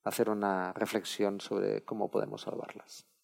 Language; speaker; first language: Spanish; non-native, local second language; Catalan